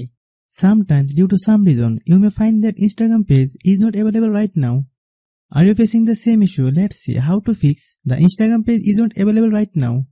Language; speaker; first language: English; non-native, fluent; Bangla